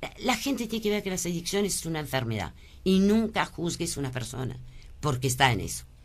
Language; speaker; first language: Spanish; early bilingual, other home language; French